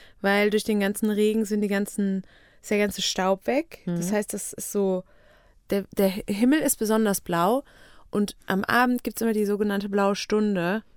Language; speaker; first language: German; native; German